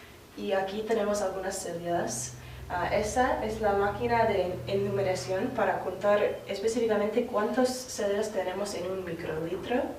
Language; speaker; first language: Spanish; non-native, learner; English